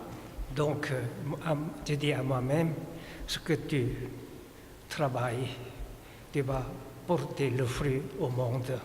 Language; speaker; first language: French; non-native, fluent; Korean